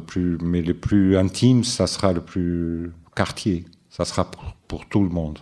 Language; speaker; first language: French; non-native, fluent; Portuguese